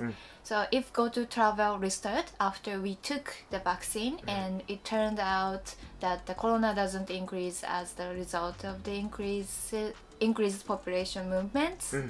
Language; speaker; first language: English; non-native, learner; Japanese